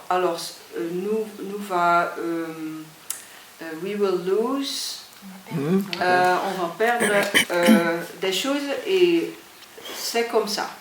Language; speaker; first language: French; non-native, fluent; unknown